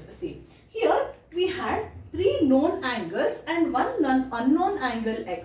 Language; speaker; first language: English; non-native, local second language; Kannada